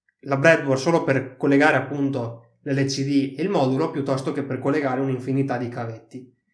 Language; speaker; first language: Italian; native; Italian